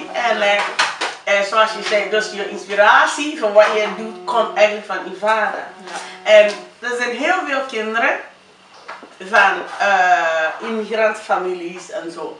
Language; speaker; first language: Dutch; non-native, fluent; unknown